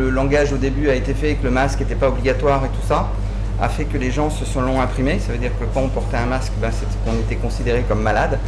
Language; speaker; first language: French; native; French